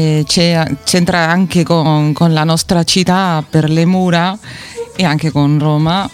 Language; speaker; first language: Italian; non-native, fluent; Spanish